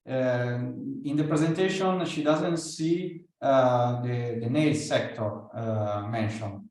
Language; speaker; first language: English; non-native, fluent; Italian